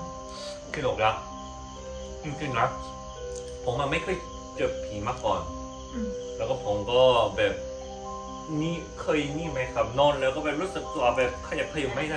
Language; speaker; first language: Thai; non-native, fluent; Korean